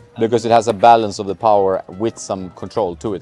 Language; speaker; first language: English; non-native, fluent; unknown